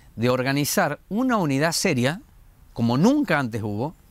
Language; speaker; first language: Spanish; native; Spanish